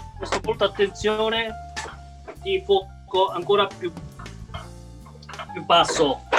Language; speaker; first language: Italian; non-native, learner; Japanese